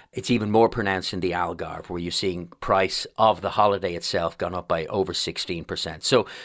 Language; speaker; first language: English; native; English